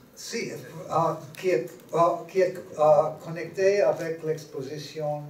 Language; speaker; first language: French; non-native, learner; English